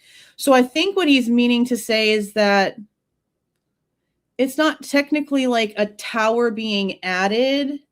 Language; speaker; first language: English; native; English